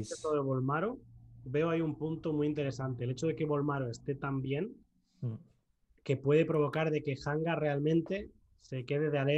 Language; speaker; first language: Spanish; native; Spanish